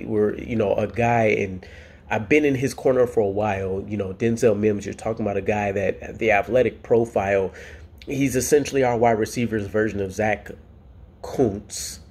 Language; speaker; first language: English; native; English